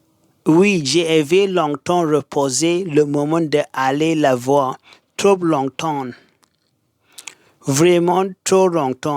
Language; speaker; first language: French; non-native, learner; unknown